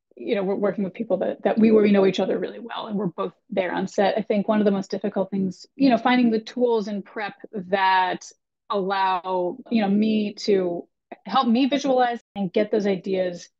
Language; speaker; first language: English; native; English